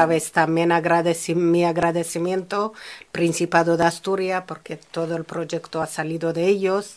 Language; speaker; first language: Spanish; non-native, fluent; Amharic